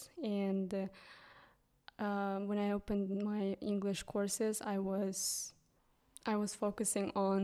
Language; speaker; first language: English; non-native, fluent; Kyrgyz